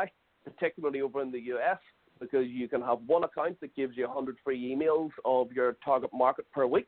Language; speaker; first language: English; native; English